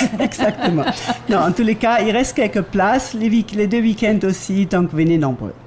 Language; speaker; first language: French; native; French